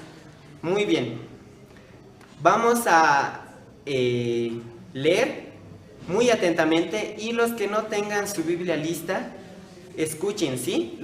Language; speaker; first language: Spanish; native; Spanish